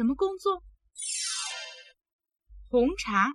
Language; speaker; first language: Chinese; non-native, fluent; Russian